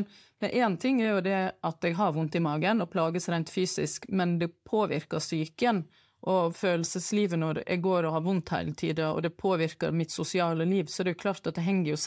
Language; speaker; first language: Norwegian; native; Norwegian